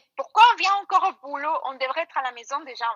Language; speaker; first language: French; non-native, fluent; Spanish